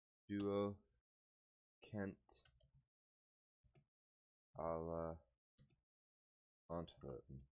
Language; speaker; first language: German; non-native, learner; English